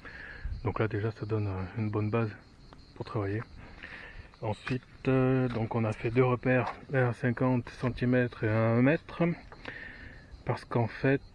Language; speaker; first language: French; native; French